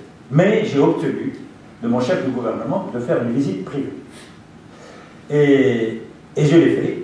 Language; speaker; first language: French; non-native, local second language; Arabic